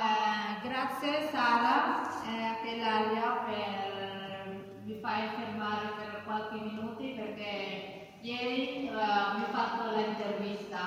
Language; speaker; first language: Italian; non-native, learner; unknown